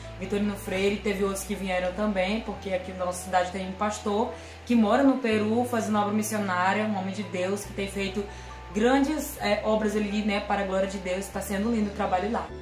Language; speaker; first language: Portuguese; native; Portuguese